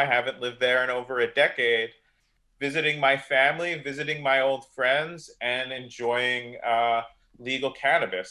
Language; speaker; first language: English; native; English